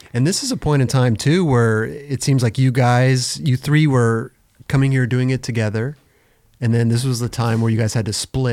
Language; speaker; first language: English; native; English